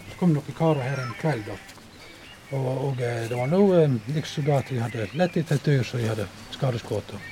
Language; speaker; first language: Norwegian; native; Norwegian